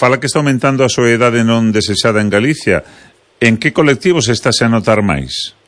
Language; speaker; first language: Galician; non-native, local second language; Spanish